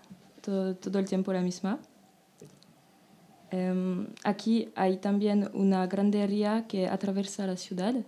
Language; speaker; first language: Spanish; non-native, learner; French